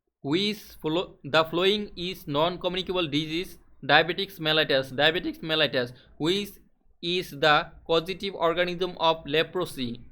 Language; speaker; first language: English; non-native, local second language; Bangla